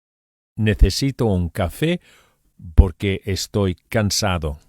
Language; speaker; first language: Spanish; non-native, fluent; English